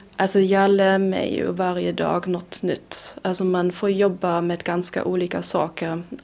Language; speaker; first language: Swedish; non-native, fluent; German